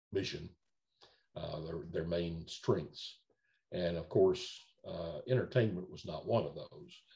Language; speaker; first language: English; native; English